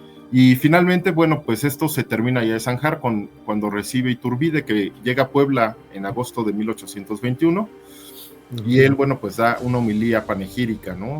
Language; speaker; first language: Spanish; native; Spanish